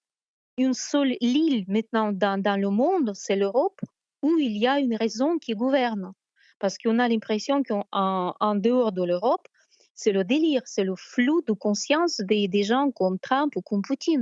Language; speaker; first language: French; non-native, fluent; Ukrainian